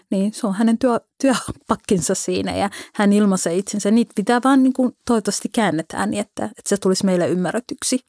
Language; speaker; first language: Finnish; early bilingual, other home language; Somali